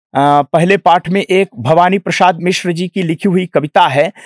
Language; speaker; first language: Hindi; native; Hindi